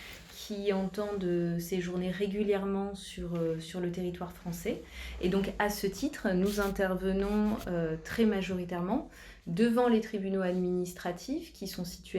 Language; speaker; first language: French; native; French